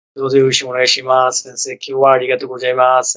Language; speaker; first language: Japanese; non-native, learner; Bangla